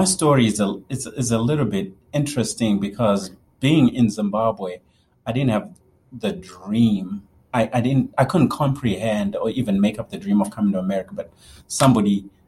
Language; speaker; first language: English; non-native, local second language; Shona